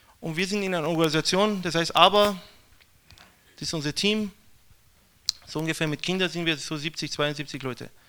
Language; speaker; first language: German; non-native, fluent; Persian